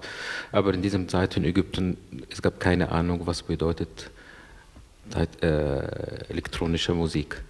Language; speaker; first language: German; non-native, learner; Arabic